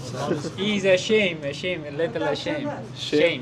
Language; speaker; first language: English; non-native, learner; Persian